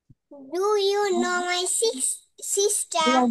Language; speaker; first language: English; non-native, learner; Bangla